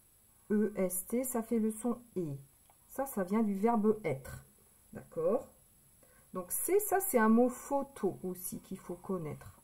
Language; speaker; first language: French; native; French